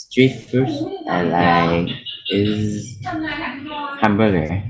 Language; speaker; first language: English; non-native, learner; Vietnamese